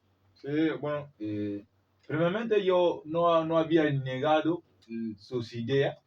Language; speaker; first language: Spanish; non-native, learner; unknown